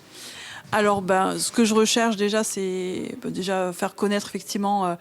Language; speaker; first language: French; native; French